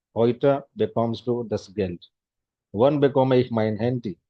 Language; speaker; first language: German; non-native, fluent; Hindi